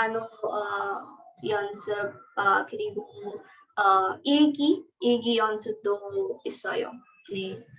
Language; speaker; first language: Korean; non-native, learner; Marathi